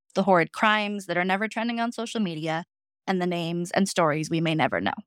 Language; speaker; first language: English; native; English